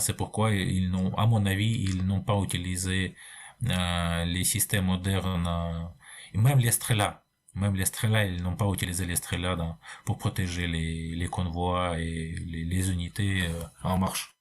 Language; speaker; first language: French; non-native, fluent; Russian